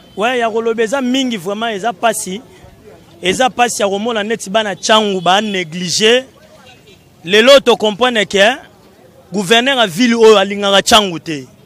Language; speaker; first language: Lingala; native; Lingala